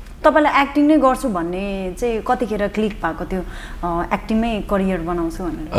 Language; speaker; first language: Nepali; native; Nepali